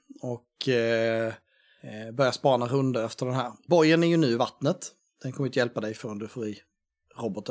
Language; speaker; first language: Swedish; native; Swedish